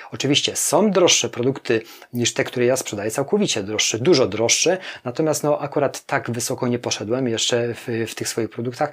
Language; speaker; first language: Polish; native; Polish